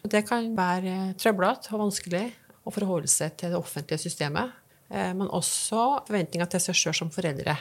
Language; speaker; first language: Norwegian; native; Norwegian